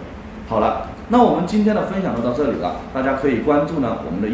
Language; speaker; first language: Chinese; native; Chinese